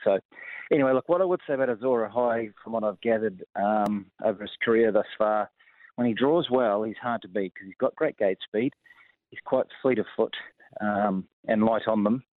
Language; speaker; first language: English; native; English